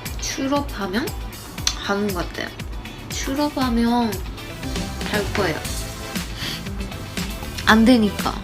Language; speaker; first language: Korean; non-native, learner; Japanese